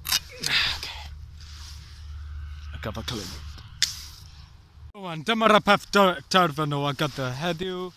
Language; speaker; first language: Welsh; non-native, learner; English